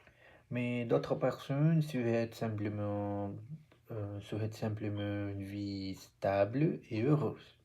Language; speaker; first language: French; non-native, learner; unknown